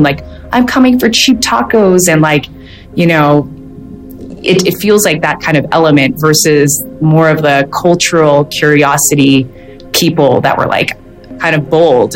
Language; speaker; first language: English; native; English